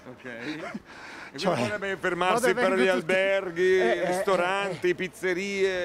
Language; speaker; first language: Italian; native; Italian